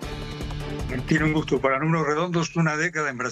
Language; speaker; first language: Spanish; native; Spanish